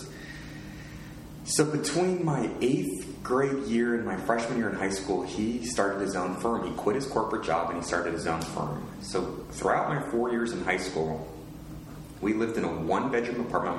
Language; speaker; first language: English; native; English